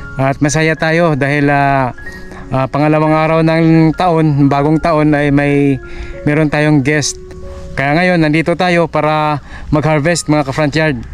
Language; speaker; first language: Filipino; non-native, local second language; Cebuano